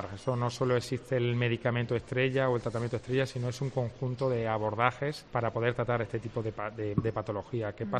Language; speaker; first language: Spanish; native; Spanish